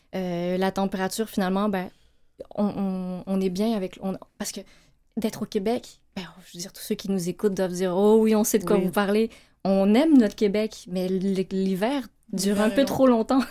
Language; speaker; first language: French; native; French